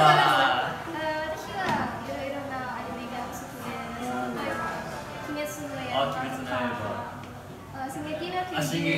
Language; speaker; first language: Japanese; non-native, learner; Indonesian